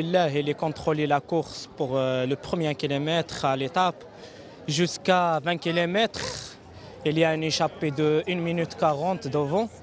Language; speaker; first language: French; non-native, learner; Arabic